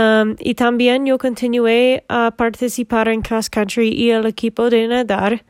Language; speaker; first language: Spanish; non-native, learner; English